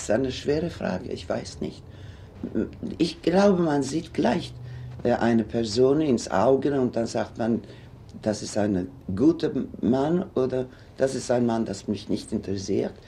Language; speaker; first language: German; non-native, fluent; Swedish